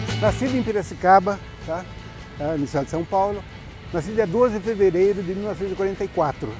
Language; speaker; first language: Portuguese; native; Portuguese